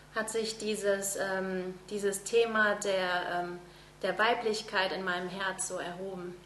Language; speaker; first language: German; native; German